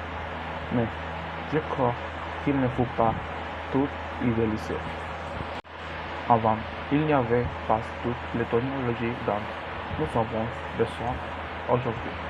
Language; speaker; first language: French; non-native, learner; Spanish